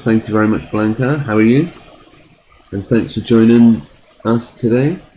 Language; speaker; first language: English; native; English